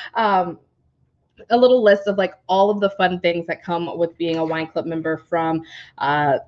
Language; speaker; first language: English; native; English